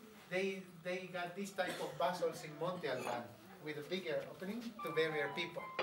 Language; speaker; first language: English; non-native, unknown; Spanish